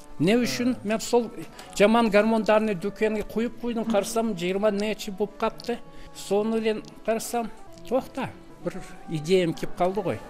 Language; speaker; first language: Kazakh; non-native, local second language; Russian